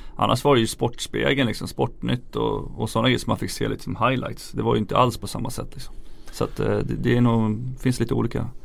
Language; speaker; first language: Swedish; native; Swedish